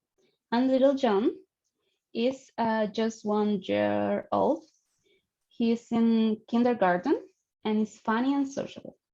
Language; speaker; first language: English; non-native, learner; Spanish